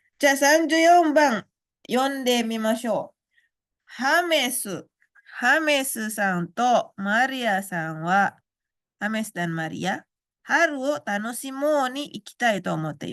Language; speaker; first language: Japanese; non-native, fluent; Indonesian